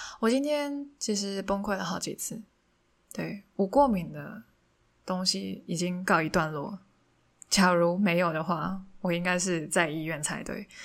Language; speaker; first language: Chinese; non-native, local second language; Cantonese